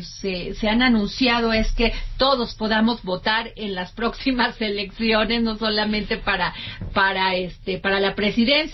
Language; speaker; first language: Spanish; native; Spanish